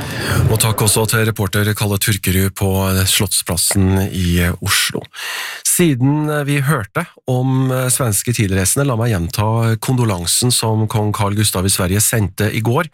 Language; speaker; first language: Norwegian; native; Norwegian